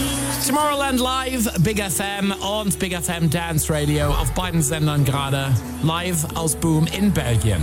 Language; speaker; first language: German; native; German